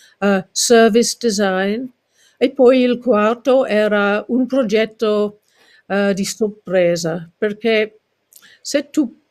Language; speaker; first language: Italian; non-native, fluent; English